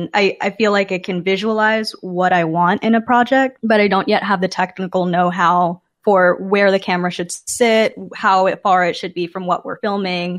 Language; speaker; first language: English; native; English